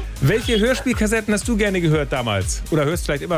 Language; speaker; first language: German; native; German